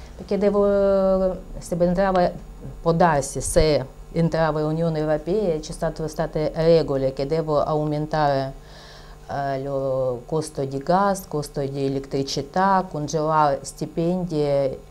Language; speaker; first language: Italian; non-native, learner; Ukrainian